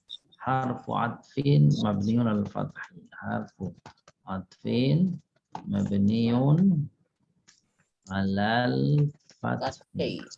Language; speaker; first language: Arabic; non-native, fluent; Indonesian